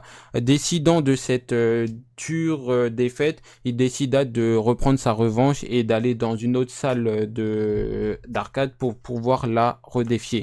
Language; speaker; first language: French; native; French